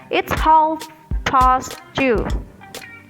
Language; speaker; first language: English; non-native, learner; Indonesian